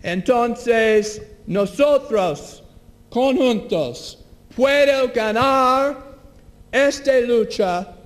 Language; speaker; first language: Spanish; non-native, learner; English